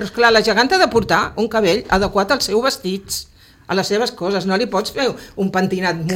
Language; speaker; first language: Catalan; native; Catalan